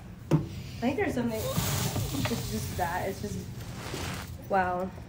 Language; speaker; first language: English; early bilingual, other home language; Spanish